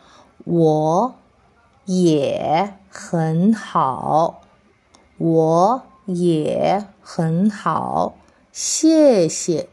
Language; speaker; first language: Chinese; non-native, fluent; Indonesian